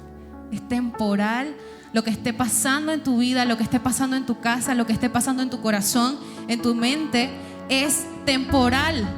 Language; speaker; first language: Spanish; native; Spanish